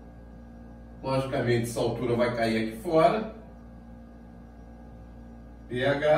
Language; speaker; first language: Portuguese; native; Portuguese